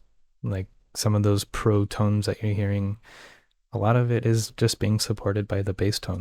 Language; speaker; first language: English; native; English